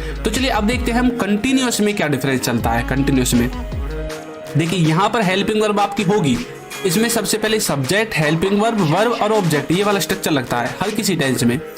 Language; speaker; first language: Hindi; native; Hindi